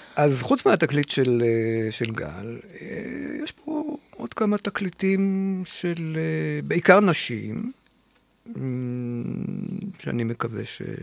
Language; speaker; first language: Hebrew; native; Hebrew